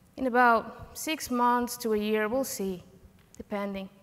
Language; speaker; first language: English; non-native, fluent; Spanish